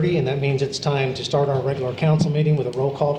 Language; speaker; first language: English; native; English